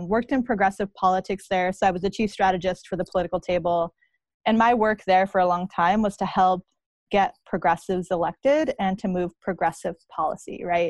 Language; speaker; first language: English; native; English